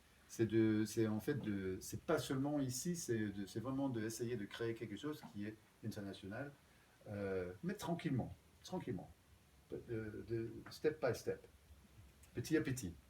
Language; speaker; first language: French; non-native, fluent; Danish